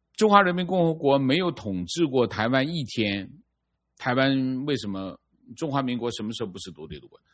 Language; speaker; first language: Chinese; native; Chinese